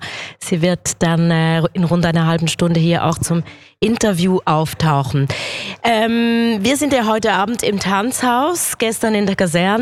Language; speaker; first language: German; native; German